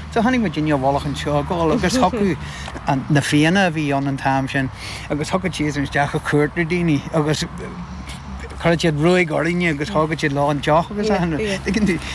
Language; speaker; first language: Irish; non-native, local second language; English